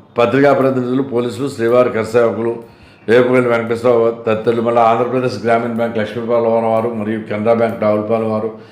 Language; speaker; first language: Telugu; native; Telugu